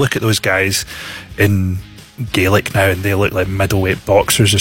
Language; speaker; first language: English; native; English